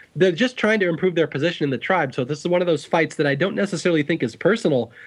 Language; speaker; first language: English; native; English